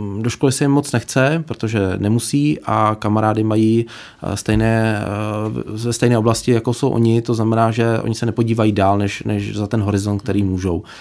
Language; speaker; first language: Czech; native; Czech